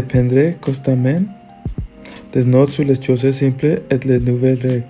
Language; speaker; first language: French; non-native, learner; Spanish